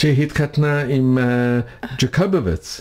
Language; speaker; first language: Hebrew; non-native, learner; English